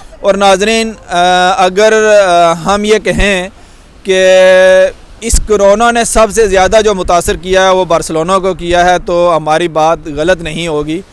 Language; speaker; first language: Urdu; non-native, local second language; Punjabi